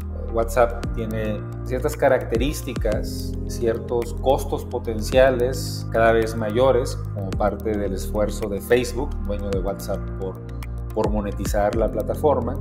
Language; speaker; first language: Spanish; native; Spanish